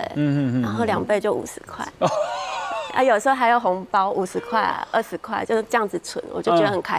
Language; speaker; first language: Chinese; native; Chinese